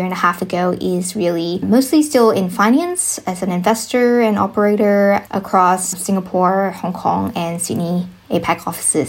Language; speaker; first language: English; non-native, local second language; Chinese